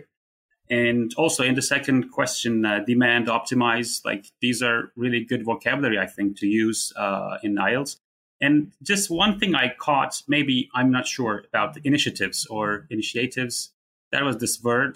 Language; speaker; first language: English; non-native, fluent; Turkish